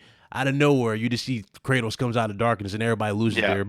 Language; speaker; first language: English; native; English